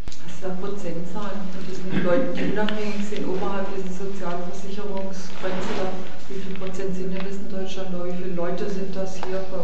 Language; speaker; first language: German; native; German